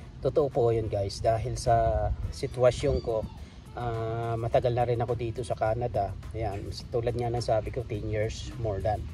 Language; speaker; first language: Filipino; non-native, local second language; Bikol